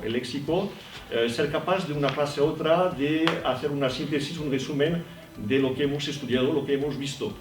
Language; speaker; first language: Spanish; non-native, fluent; French